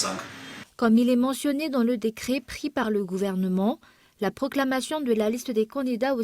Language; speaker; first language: French; non-native, local second language; Malagasy